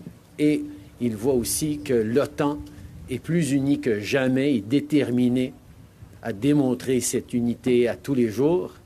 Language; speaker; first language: French; native; French